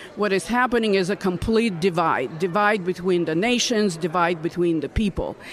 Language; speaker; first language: English; non-native, fluent; Russian